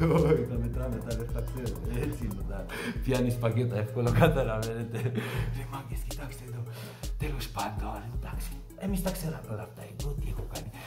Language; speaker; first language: Greek; non-native, fluent; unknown